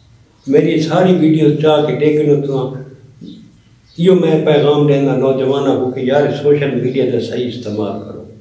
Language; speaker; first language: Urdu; non-native, local second language; Saraiki